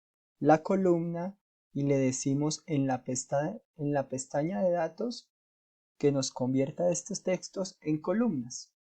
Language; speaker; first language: Spanish; native; Spanish